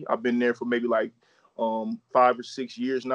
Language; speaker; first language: English; native; English